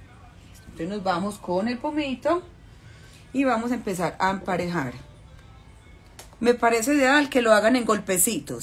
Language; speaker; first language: Spanish; native; Spanish